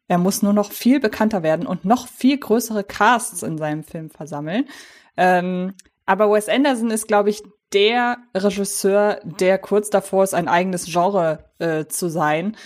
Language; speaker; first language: German; native; German